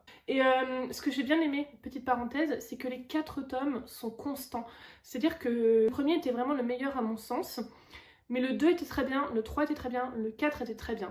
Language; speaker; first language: French; native; French